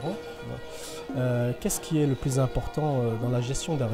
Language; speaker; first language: French; native; French